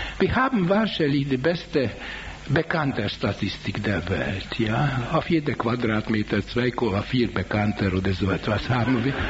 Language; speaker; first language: German; non-native, fluent; Hungarian